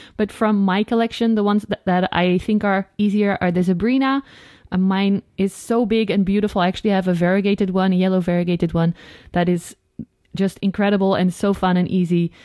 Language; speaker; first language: English; non-native, fluent; Dutch